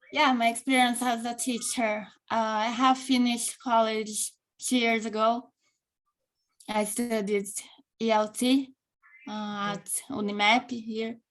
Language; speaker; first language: English; non-native, local second language; Portuguese